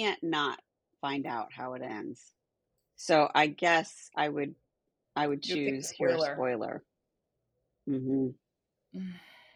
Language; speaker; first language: English; native; English